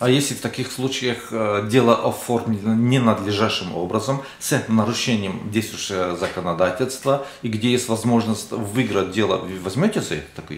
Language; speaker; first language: Russian; non-native, local second language; Tajik